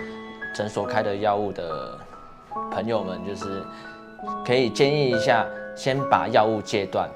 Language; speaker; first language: Chinese; native; Chinese